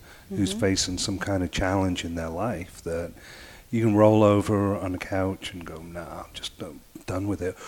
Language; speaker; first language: English; native; English